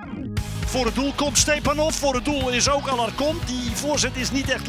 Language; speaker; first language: Dutch; native; Dutch